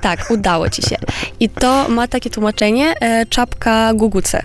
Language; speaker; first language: Polish; non-native, fluent; Romanian